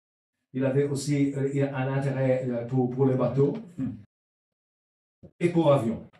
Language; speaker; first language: French; non-native, learner; Italian